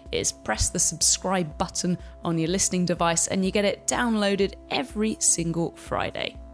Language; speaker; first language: English; native; English